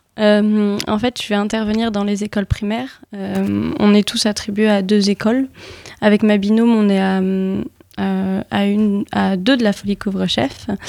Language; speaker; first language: French; native; French